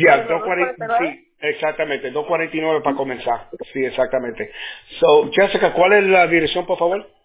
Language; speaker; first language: Spanish; early bilingual, heritage; Spanish